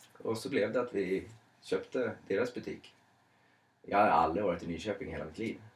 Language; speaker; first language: Swedish; native; Swedish